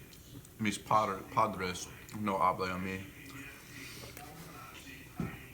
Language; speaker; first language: Spanish; non-native, learner; English